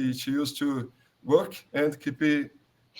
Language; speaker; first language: English; non-native, learner; Portuguese